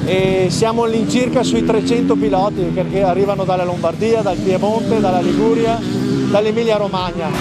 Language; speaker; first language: Italian; native; Italian